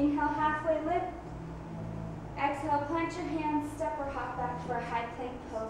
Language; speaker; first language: English; native; English